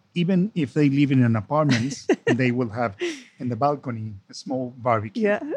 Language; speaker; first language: English; non-native, fluent; Spanish